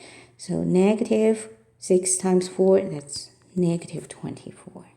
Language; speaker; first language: English; non-native, fluent; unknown